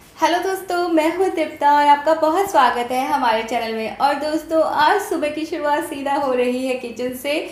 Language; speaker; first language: Hindi; native; Hindi